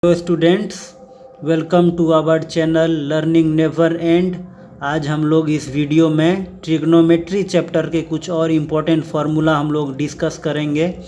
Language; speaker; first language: Hindi; native; Hindi